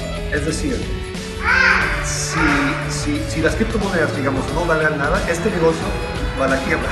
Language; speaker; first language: Spanish; non-native, fluent; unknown